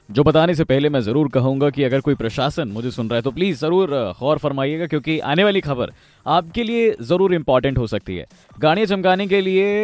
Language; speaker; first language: Hindi; native; Hindi